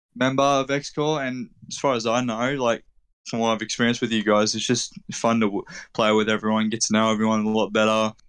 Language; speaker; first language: English; native; English